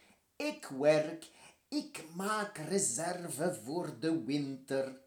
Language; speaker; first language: Dutch; non-native, learner; French